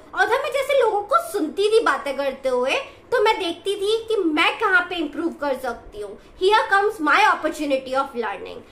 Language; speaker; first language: Hindi; native; Hindi